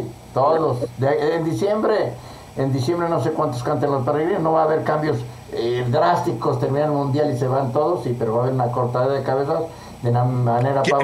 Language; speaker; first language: Spanish; native; Spanish